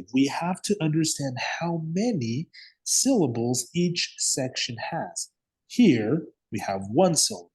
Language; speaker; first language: English; non-native, fluent; Spanish